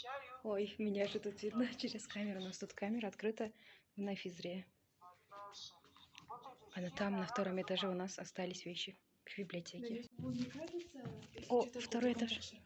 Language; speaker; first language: Russian; non-native, local second language; Kyrgyz